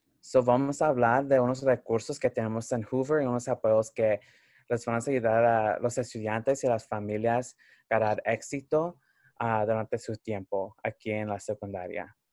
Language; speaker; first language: Spanish; early bilingual, heritage; Spanish